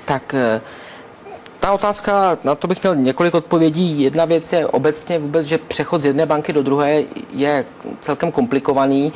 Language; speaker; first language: Czech; native; Czech